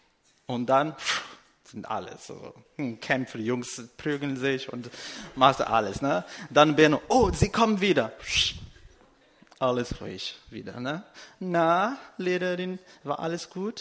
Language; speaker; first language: German; non-native, fluent; Portuguese